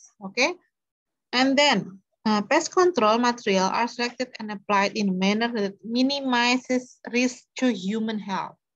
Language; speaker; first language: English; non-native, fluent; Indonesian